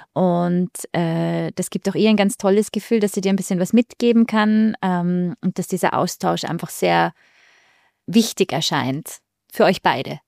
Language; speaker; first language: German; native; German